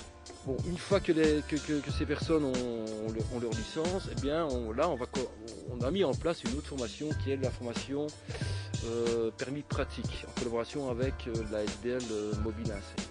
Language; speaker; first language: French; native; French